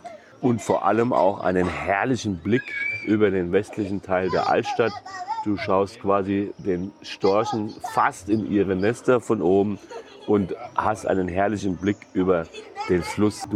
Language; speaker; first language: German; native; German